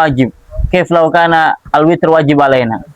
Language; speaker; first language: Arabic; non-native, fluent; Indonesian